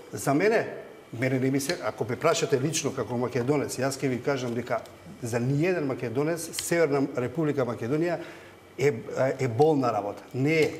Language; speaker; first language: Macedonian; native; Macedonian